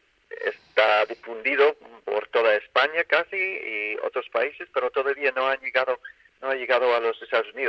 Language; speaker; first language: Spanish; non-native, fluent; English